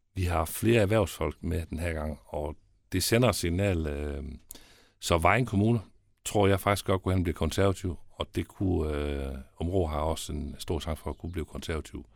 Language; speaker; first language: Danish; native; Danish